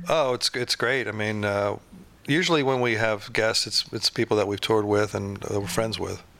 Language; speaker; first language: English; native; English